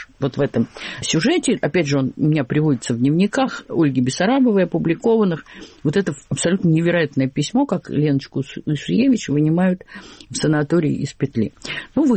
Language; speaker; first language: Russian; native; Russian